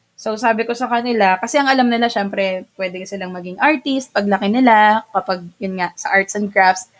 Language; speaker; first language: Filipino; non-native, local second language; Bikol